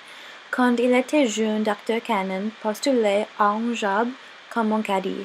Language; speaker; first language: French; non-native, learner; English